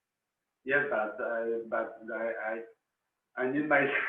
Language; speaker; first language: English; non-native, learner; Spanish